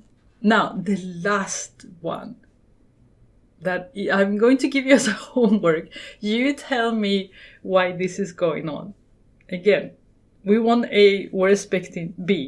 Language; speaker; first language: English; non-native, fluent; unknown